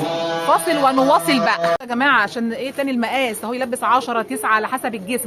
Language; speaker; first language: Arabic; native; Arabic